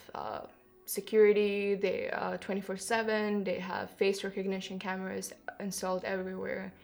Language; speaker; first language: English; non-native, fluent; Kyrgyz